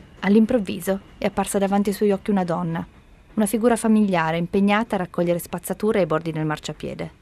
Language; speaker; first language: Italian; native; Italian